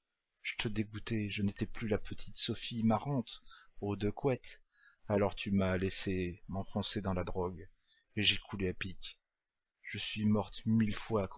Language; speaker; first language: French; native; French